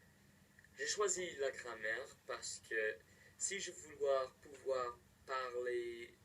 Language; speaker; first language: French; non-native, fluent; English